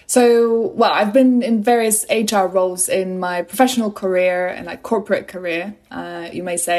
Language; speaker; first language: English; non-native, fluent; Polish